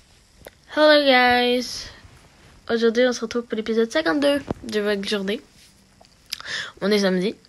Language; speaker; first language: French; native; French